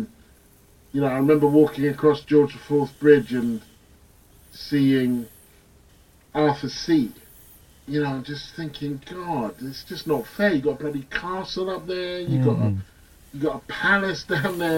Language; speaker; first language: English; native; English